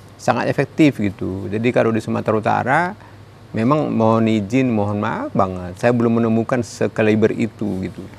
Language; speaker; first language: Indonesian; native; Indonesian